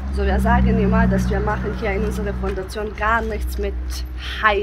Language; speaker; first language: German; non-native, learner; Bosnian